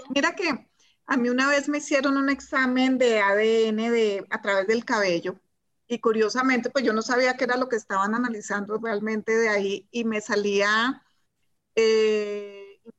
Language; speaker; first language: Spanish; native; Spanish